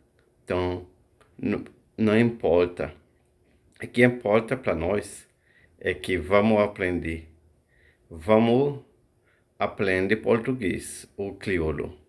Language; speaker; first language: Portuguese; non-native, fluent; Haitian Creole